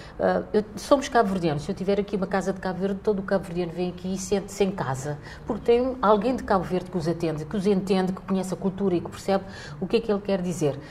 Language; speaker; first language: Portuguese; non-native, local second language; Kabuverdianu